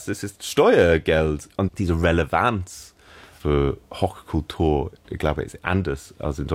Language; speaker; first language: German; non-native, learner; English